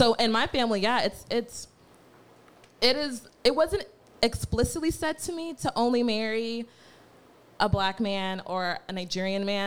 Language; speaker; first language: English; native; English